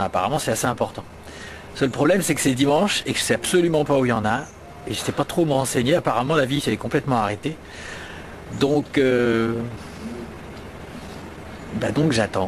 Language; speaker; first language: French; native; French